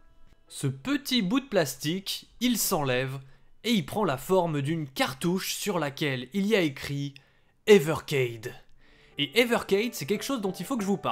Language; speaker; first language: French; native; French